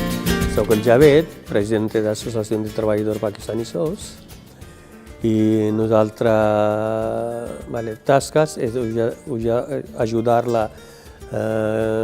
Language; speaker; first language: Catalan; non-native, learner; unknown